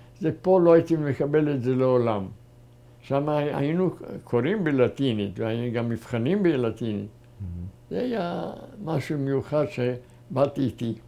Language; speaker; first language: Hebrew; non-native, fluent; German